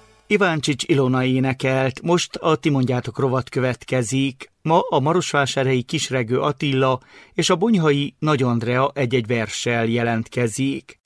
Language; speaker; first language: Hungarian; native; Hungarian